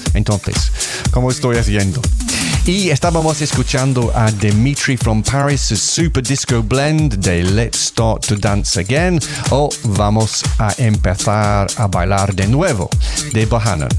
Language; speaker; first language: Spanish; non-native, learner; English